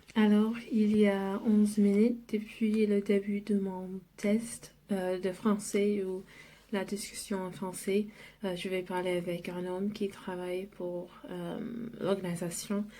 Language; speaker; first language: French; non-native, fluent; English